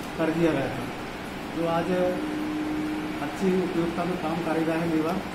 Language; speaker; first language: Hindi; native; Hindi